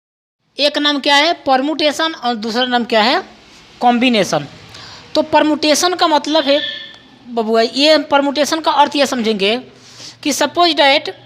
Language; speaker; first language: Hindi; non-native, local second language; Bhojpuri